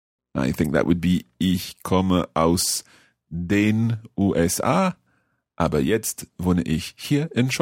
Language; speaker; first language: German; non-native, learner; English